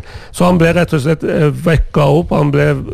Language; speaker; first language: Swedish; non-native, fluent; Persian